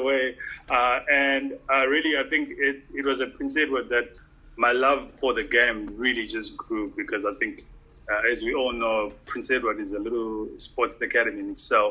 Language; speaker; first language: English; non-native, local second language; Shona